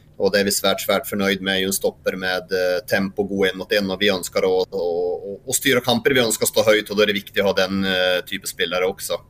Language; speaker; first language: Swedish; native; Swedish